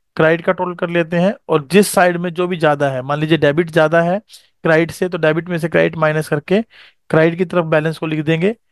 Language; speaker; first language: Hindi; native; Hindi